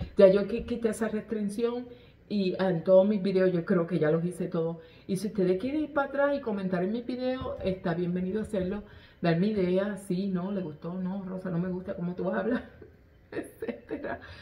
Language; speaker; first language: Spanish; native; Spanish